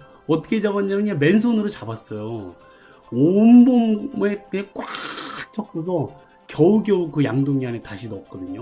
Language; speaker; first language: Korean; native; Korean